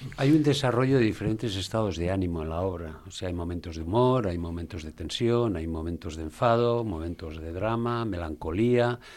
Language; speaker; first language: Spanish; native; Spanish